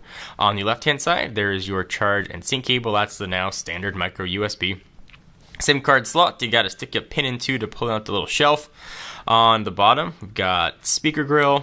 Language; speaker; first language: English; native; English